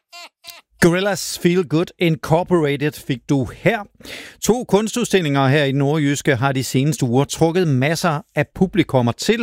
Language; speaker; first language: Danish; native; Danish